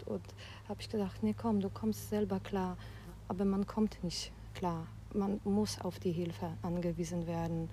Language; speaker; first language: German; non-native, fluent; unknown